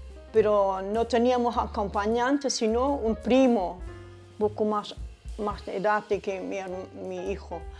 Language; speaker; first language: Spanish; early bilingual, other home language; German